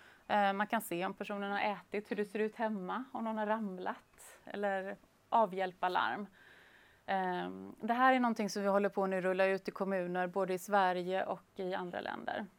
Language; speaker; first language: Swedish; native; Swedish